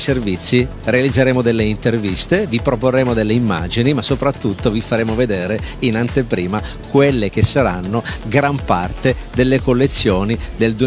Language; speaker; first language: Italian; native; Italian